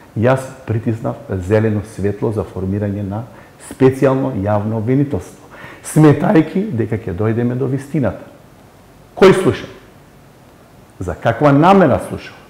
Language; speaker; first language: Macedonian; native; Macedonian